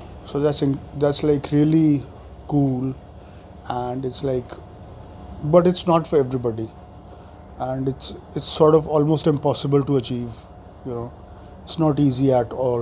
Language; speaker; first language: English; non-native, local second language; Hindi